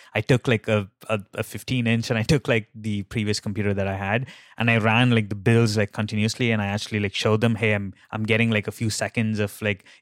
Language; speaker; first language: English; non-native, local second language; Tamil